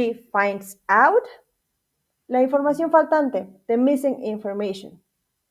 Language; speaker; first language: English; non-native, fluent; Spanish